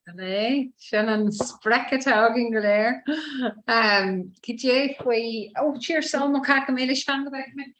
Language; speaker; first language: Irish; non-native, learner; English